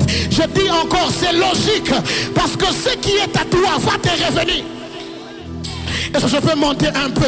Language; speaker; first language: French; non-native, local second language; Lingala